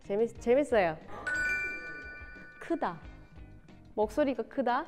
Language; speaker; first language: Korean; non-native, fluent; Thai